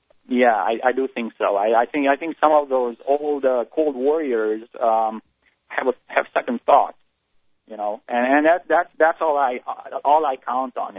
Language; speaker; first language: English; native; English